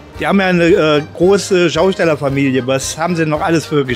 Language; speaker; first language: German; native; German